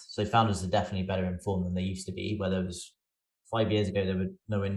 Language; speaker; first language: English; native; English